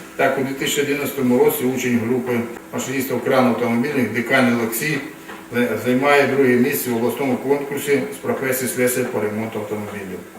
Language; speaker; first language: Ukrainian; non-native, local second language; Russian